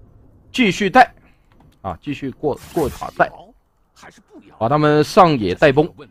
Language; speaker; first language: Chinese; native; Chinese